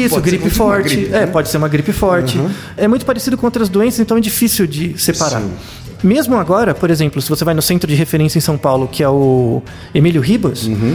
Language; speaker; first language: Portuguese; native; Portuguese